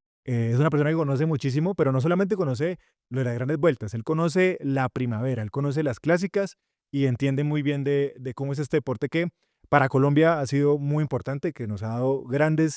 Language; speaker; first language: Spanish; native; Spanish